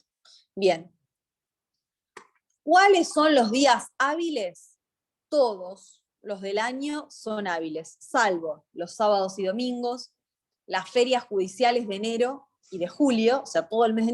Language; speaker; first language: Spanish; native; Spanish